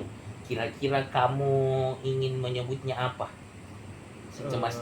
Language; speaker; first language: Indonesian; native; Indonesian